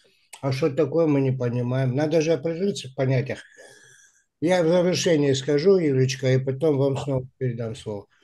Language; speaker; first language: Russian; native; Russian